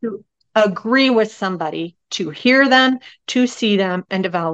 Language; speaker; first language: English; native; English